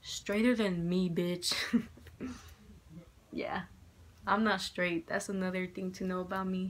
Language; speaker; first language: English; native; English